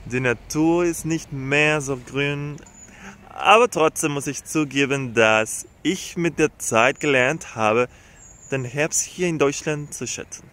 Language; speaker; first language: German; non-native, fluent; Spanish